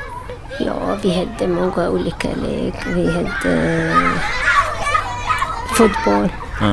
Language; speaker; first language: Swedish; non-native, learner; Syriac